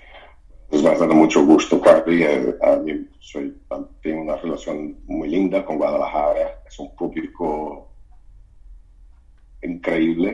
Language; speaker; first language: Spanish; non-native, fluent; Portuguese